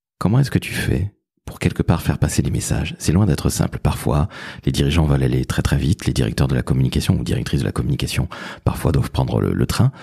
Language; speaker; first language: French; native; French